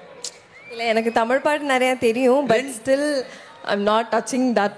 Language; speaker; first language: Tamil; non-native, local second language; Malayalam